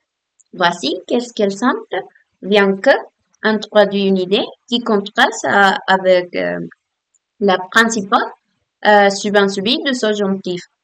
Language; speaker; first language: French; non-native, learner; Spanish